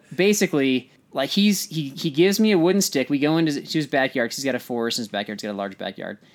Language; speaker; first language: English; native; English